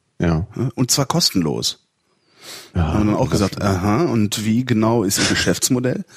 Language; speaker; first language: German; native; German